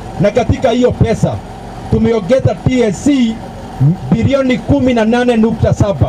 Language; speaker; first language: Swahili; non-native, local second language; Kikuyu